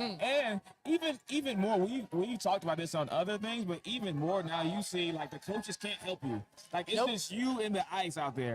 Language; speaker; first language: English; native; English